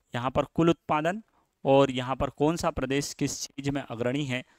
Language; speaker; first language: Hindi; native; Hindi